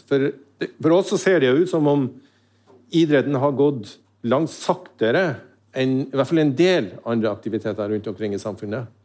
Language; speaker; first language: Norwegian; native; Norwegian